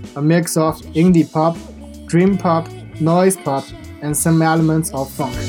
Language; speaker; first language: English; non-native, fluent; Chinese